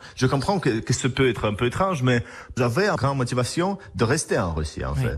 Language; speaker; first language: French; non-native, fluent; Russian